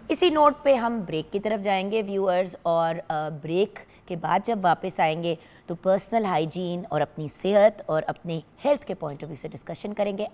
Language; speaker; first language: Urdu; native; Urdu